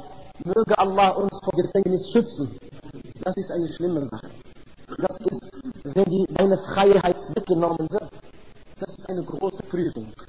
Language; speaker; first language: German; non-native, fluent; Arabic